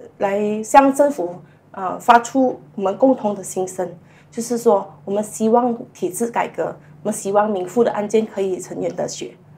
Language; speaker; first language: Chinese; native; Chinese